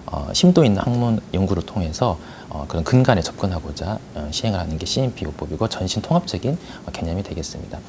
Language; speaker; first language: Korean; native; Korean